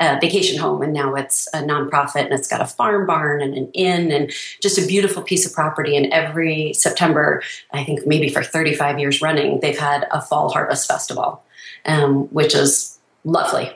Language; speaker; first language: English; native; English